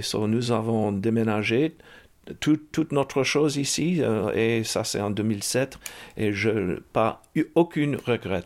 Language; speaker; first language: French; early bilingual, heritage; English